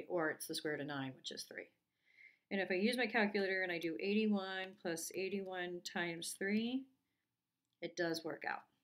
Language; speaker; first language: English; native; English